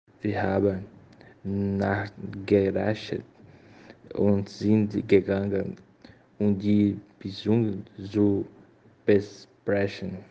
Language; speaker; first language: German; non-native, learner; Portuguese